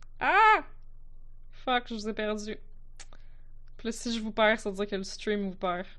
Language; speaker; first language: French; native; French